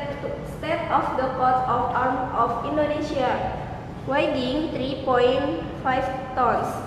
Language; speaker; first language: English; non-native, learner; Indonesian